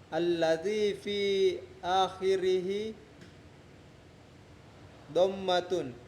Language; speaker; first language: Arabic; non-native, learner; Indonesian